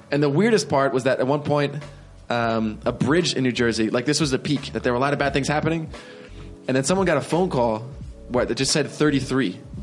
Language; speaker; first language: English; native; English